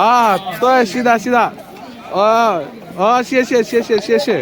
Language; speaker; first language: Chinese; non-native, learner; Bangla